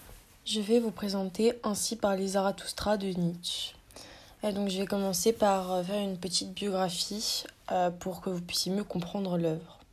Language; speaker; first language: French; native; French